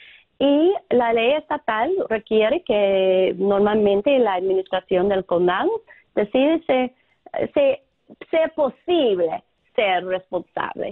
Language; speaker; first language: Spanish; non-native, fluent; English